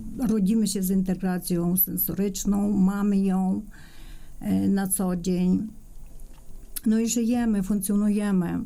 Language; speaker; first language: Polish; non-native, fluent; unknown